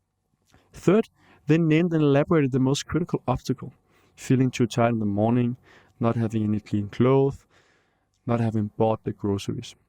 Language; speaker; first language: English; non-native, fluent; Danish